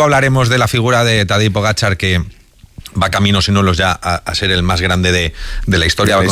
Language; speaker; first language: Spanish; native; Spanish